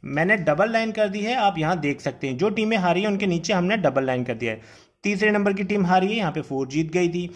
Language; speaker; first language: Hindi; native; Hindi